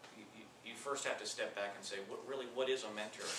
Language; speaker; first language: English; native; English